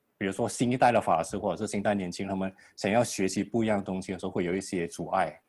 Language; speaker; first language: Chinese; native; Chinese